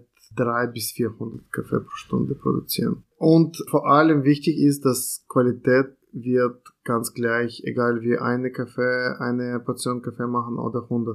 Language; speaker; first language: German; non-native, fluent; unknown